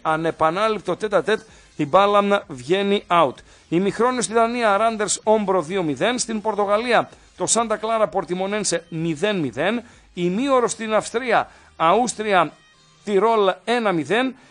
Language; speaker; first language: Greek; native; Greek